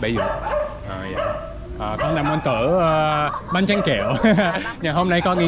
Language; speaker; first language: Vietnamese; non-native, learner; English